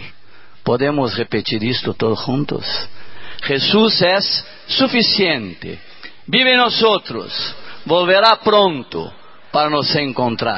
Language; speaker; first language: Spanish; non-native, learner; Portuguese